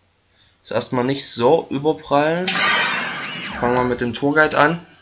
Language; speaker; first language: German; native; German